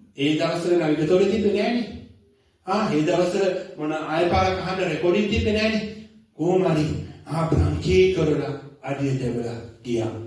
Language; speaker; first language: Sinhala; native; Sinhala